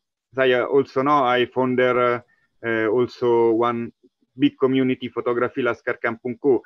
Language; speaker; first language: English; non-native, fluent; Italian